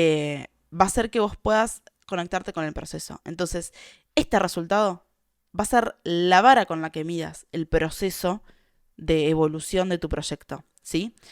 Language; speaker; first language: Spanish; native; Spanish